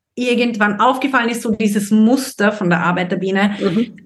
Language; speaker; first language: German; native; German